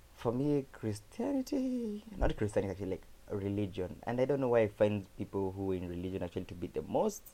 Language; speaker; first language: English; non-native, local second language; Kamba